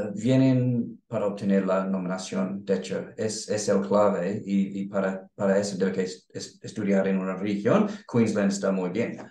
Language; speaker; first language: Spanish; non-native, learner; English